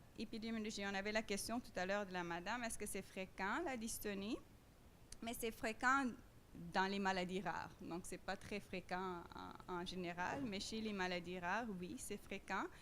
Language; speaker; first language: French; non-native, fluent; Dutch